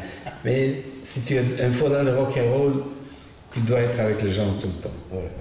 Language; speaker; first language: French; non-native, fluent; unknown